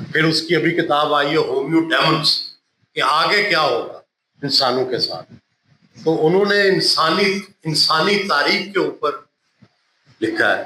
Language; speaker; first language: Urdu; non-native, local second language; Punjabi